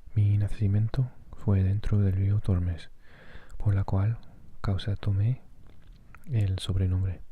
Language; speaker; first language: Spanish; non-native, fluent; English